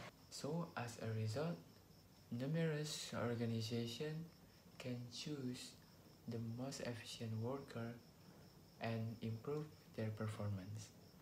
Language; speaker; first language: English; non-native, learner; Indonesian